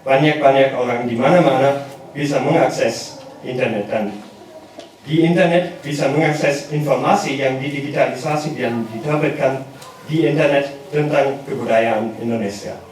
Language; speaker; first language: Indonesian; non-native, learner; German